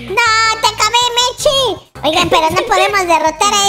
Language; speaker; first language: Spanish; native; Spanish